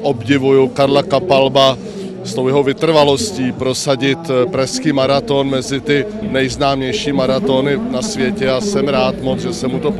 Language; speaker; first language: Czech; native; Czech